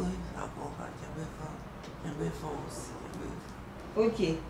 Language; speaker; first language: French; non-native, local second language; Guadeloupean Creole French